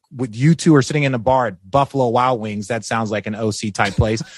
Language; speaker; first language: English; native; English